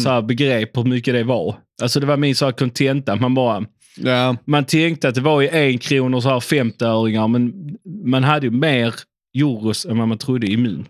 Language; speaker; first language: Swedish; native; Swedish